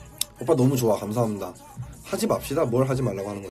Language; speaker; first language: Korean; native; Korean